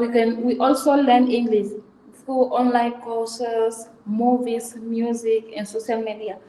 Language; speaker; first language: English; non-native, fluent; Fang